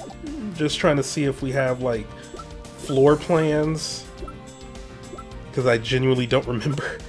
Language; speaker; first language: English; native; English